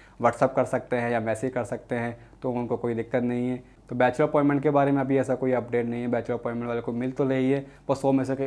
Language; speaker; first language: Hindi; native; Hindi